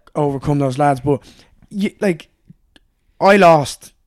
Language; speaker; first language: English; native; English